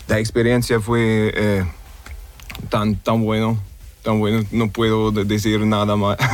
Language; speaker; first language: Spanish; non-native, learner; German